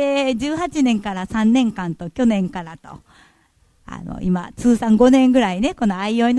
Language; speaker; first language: Japanese; native; Japanese